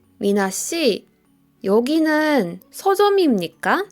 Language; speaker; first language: Korean; non-native, fluent; Polish